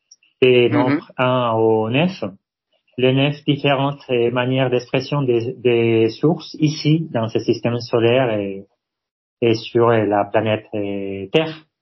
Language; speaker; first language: French; non-native, fluent; Spanish